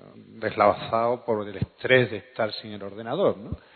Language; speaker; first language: Spanish; native; Spanish